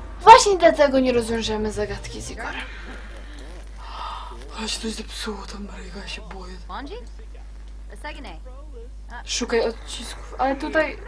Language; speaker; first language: Polish; native; Polish